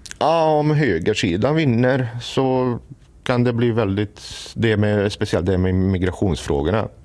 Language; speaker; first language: Swedish; non-native, fluent; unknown